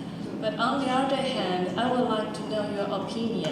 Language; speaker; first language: English; non-native, fluent; Chinese